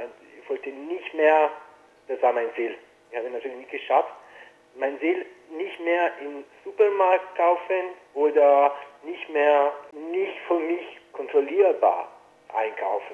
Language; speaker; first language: German; non-native, fluent; Italian